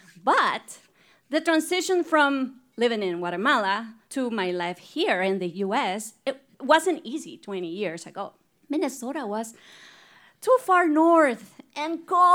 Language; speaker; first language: English; non-native, fluent; Spanish